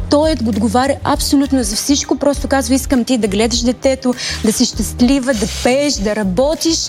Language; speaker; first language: Bulgarian; early bilingual, heritage; Bulgarian